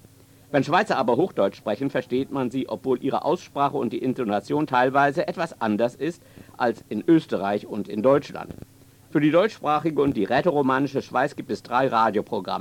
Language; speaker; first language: German; native; German